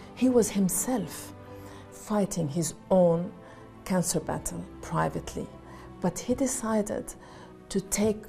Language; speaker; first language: English; non-native, fluent; Arabic